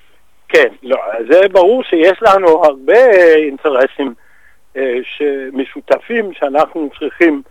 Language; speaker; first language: Hebrew; non-native, fluent; Danish